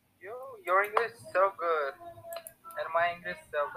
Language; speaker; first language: English; non-native, learner; Turkish